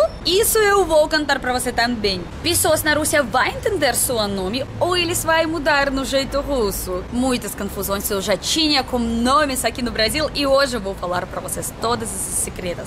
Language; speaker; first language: Portuguese; non-native, fluent; Russian